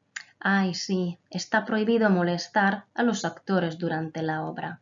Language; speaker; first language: Spanish; non-native, fluent; Croatian